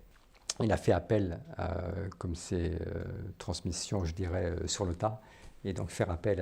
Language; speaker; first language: French; native; French